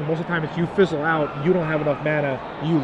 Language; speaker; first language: English; native; English